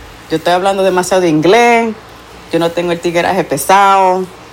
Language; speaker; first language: Spanish; early bilingual, heritage; Spanish